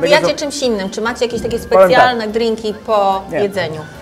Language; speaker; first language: Polish; native; Polish